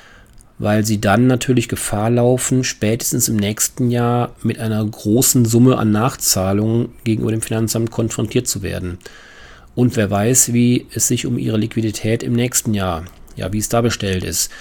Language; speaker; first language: German; native; German